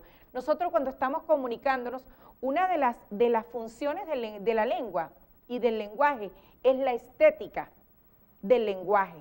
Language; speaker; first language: Spanish; native; Spanish